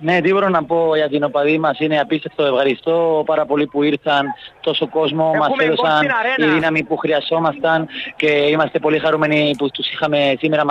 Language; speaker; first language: Greek; non-native, learner; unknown